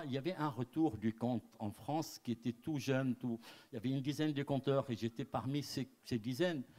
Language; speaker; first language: French; non-native, local second language; Arabic